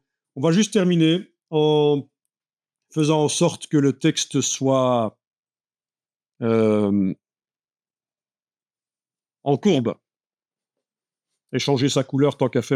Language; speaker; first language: French; native; French